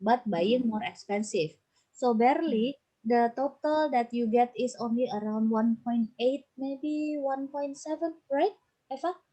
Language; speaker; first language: English; non-native, fluent; Indonesian